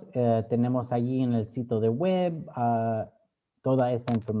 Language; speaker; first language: Spanish; early bilingual, other home language; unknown